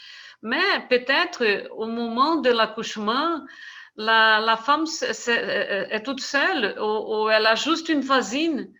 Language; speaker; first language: French; non-native, fluent; Portuguese